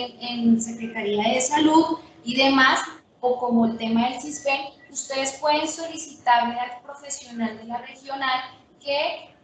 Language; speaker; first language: Spanish; native; Spanish